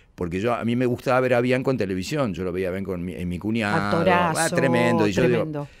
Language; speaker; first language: Spanish; native; Spanish